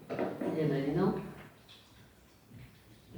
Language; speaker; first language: French; native; French